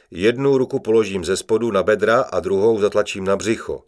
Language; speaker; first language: Czech; non-native, learner; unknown